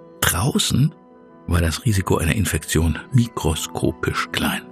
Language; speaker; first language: German; native; German